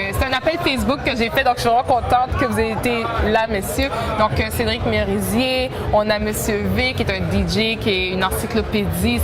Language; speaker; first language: French; native; French